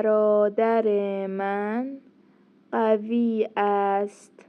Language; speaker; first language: Persian; non-native, fluent; Turkish